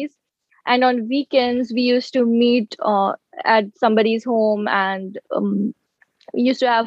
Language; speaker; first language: English; non-native, local second language; Gujarati